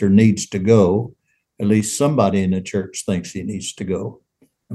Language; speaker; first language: English; native; English